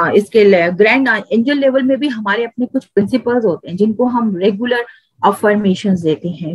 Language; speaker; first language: Hindi; native; Hindi